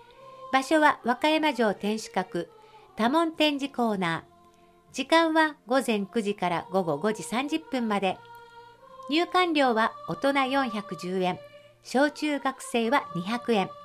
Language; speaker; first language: Japanese; native; Japanese